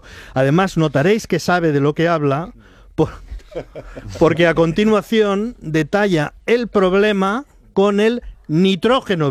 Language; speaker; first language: Spanish; native; Spanish